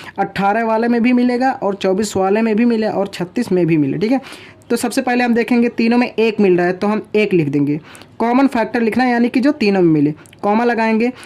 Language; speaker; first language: Hindi; native; Hindi